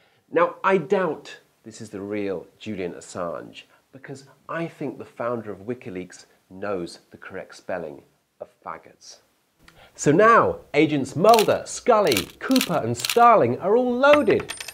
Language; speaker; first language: English; native; English